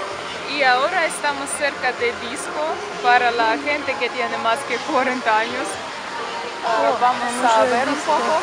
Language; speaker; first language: Spanish; non-native, fluent; Russian